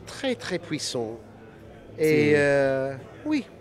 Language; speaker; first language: French; non-native, learner; English